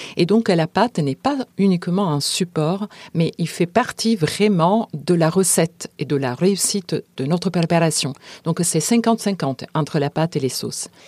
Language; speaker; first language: French; non-native, fluent; Italian